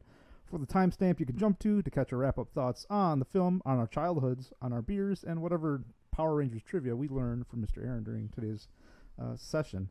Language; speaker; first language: English; native; English